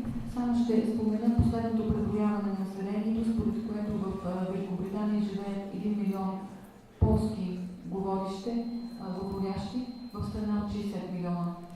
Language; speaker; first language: Bulgarian; native; Bulgarian